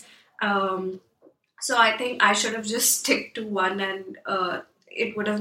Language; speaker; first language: English; non-native, local second language; Hindi